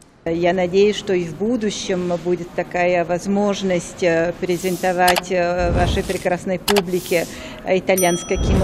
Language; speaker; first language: Russian; non-native, fluent; Italian